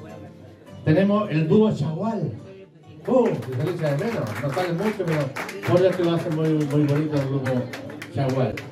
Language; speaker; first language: Spanish; native; Spanish